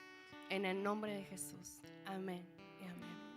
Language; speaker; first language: Spanish; native; Spanish